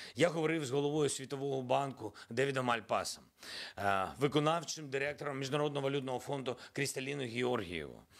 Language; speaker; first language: Ukrainian; non-native, local second language; Russian